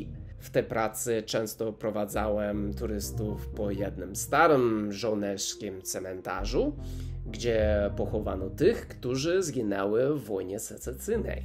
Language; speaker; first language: Polish; non-native, learner; English